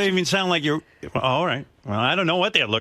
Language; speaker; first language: English; native; English